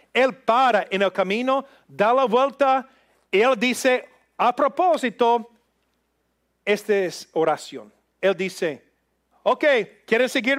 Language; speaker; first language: Spanish; non-native, fluent; English